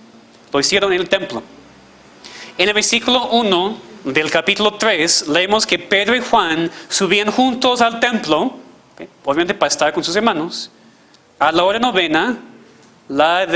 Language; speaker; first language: Spanish; non-native, fluent; English